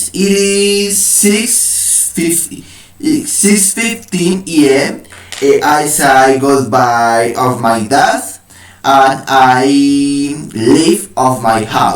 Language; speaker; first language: English; non-native, learner; Spanish